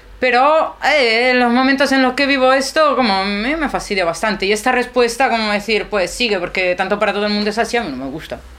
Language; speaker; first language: Spanish; non-native, fluent; Italian